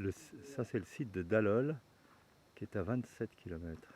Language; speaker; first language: French; native; French